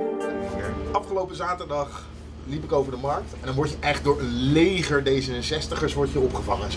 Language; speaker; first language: Dutch; native; Dutch